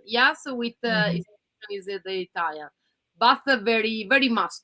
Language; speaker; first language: English; non-native, learner; Italian